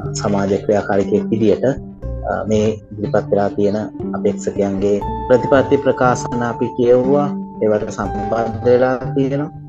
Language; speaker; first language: Sinhala; non-native, local second language; Tamil